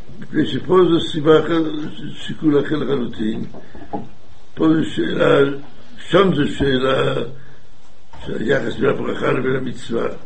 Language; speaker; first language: Hebrew; non-native, fluent; English